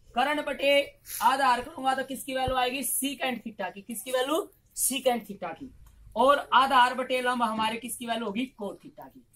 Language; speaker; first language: Hindi; native; Hindi